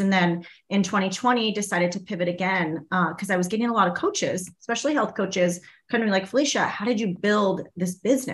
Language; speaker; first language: English; native; English